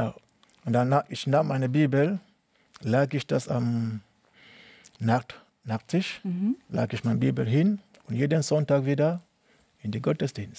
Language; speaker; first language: German; non-native, learner; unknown